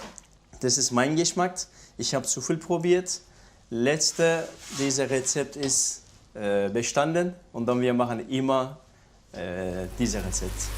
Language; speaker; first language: German; non-native, learner; Turkish